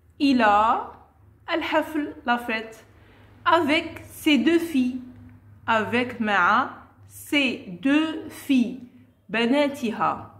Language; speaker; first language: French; non-native, local second language; Arabic